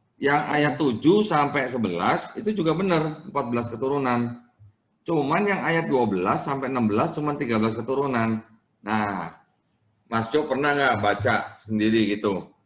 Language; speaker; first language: Indonesian; native; Indonesian